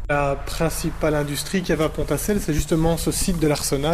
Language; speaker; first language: French; native; French